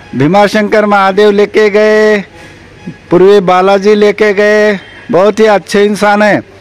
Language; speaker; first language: Hindi; non-native, local second language; Marathi